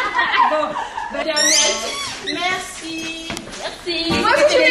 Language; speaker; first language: French; non-native, learner; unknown